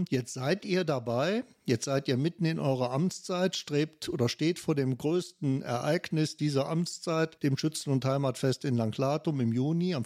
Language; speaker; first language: German; native; German